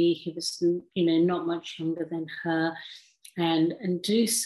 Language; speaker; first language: English; early bilingual, other home language; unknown